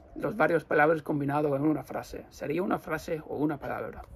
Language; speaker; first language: Spanish; non-native, learner; English